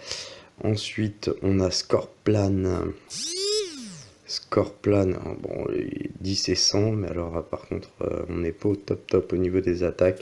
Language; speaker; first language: French; native; French